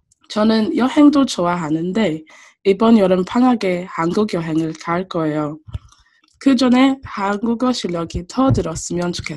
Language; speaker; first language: Korean; non-native, learner; English